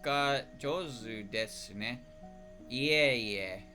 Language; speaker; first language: Japanese; non-native, learner; English